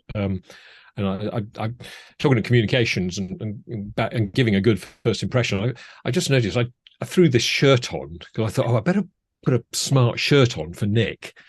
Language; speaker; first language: English; native; English